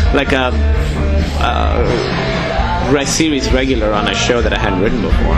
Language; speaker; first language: English; non-native, local second language; Urdu